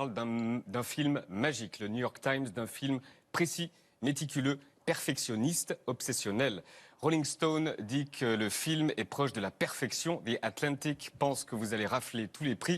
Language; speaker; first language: French; native; French